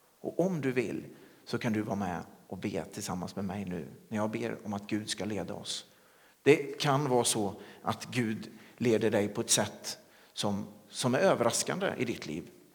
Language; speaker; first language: Swedish; native; Swedish